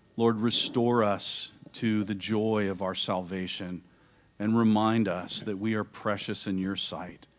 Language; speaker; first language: English; native; English